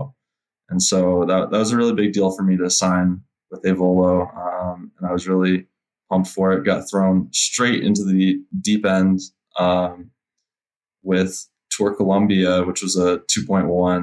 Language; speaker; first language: English; native; English